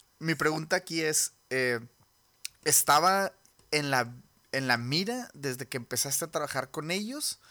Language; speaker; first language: Spanish; native; Spanish